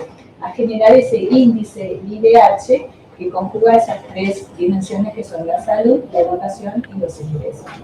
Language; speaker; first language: Spanish; native; Spanish